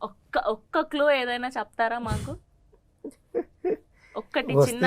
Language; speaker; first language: Telugu; native; Telugu